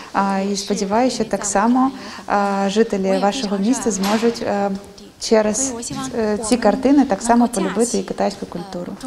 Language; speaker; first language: Ukrainian; non-native, fluent; Chinese